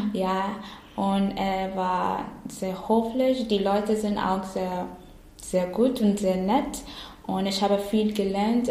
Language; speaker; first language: German; non-native, learner; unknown